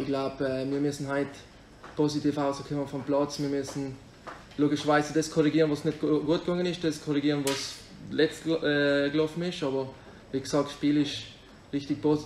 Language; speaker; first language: German; non-native, local second language; Italian